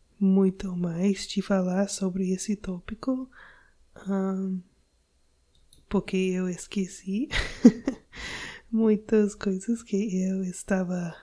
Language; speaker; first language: Portuguese; non-native, learner; English